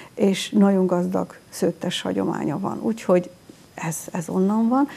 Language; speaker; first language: Hungarian; native; Hungarian